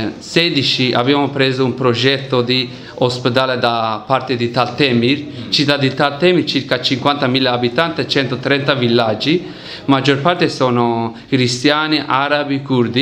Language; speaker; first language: Italian; non-native, learner; Kurdish